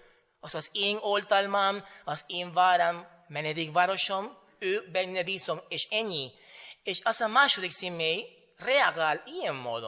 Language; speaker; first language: Hungarian; non-native, learner; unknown